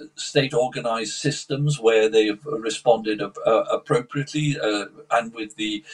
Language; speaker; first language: English; early bilingual, other home language; Polish